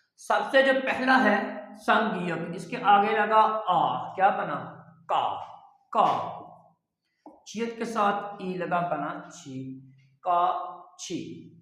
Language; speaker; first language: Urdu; non-native, local second language; Punjabi